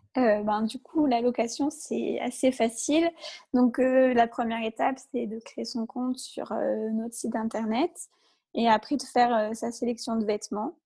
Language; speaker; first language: French; native; French